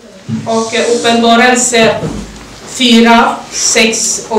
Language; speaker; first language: Swedish; non-native, learner; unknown